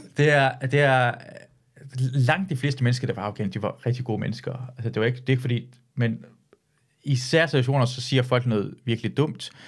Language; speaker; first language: Danish; early bilingual, other home language; Persian